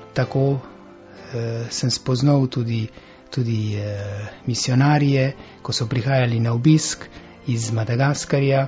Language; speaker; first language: Slovenian; early bilingual, heritage; Slovenian